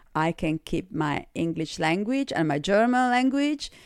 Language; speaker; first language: English; non-native, fluent; Italian